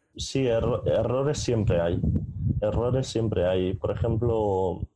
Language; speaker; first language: Spanish; non-native, fluent; Hungarian